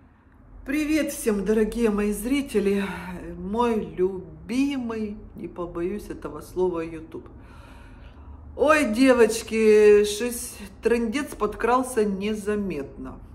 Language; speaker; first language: Russian; non-native, local second language; Ukrainian